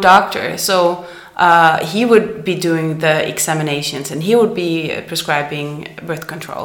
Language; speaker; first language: English; non-native, fluent; Danish